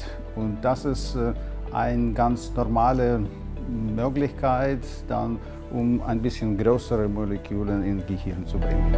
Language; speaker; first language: German; non-native, fluent; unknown